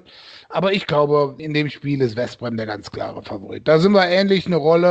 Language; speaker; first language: German; native; German